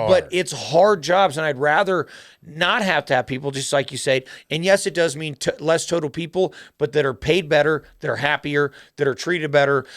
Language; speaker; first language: English; native; English